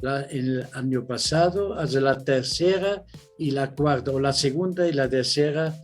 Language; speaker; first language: Spanish; non-native, fluent; German